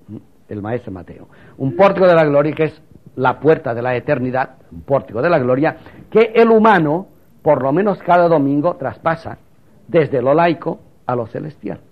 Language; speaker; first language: Spanish; native; Spanish